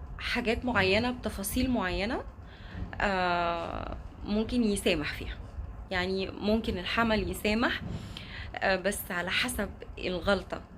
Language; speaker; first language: Arabic; native; Arabic